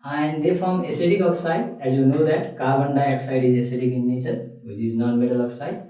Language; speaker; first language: English; non-native, local second language; Nepali